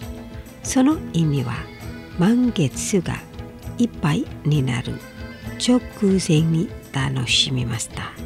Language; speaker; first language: Japanese; non-native, fluent; Indonesian